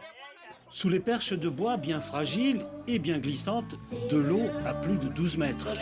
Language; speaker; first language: French; native; French